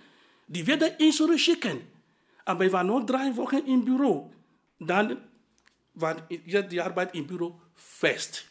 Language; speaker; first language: German; non-native, fluent; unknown